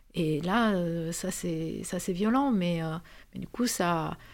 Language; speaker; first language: French; non-native, fluent; Romanian